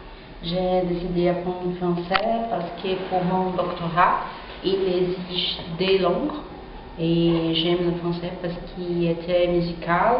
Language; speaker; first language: French; non-native, fluent; Portuguese